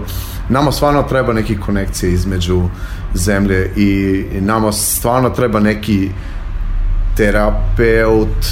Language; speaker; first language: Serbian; non-native, learner; Albanian